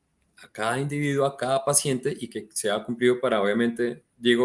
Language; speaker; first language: Spanish; native; Spanish